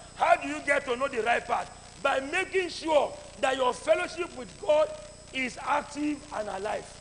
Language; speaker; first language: English; non-native, local second language; Yoruba